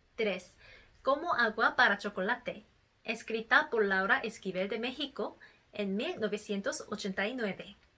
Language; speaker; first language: Spanish; non-native, learner; Korean